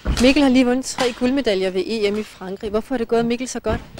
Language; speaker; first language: Danish; native; Danish